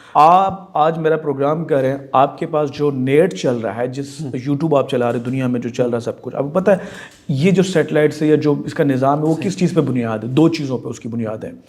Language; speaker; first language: Urdu; non-native, local second language; Sindhi